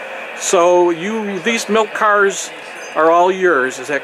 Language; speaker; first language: English; native; English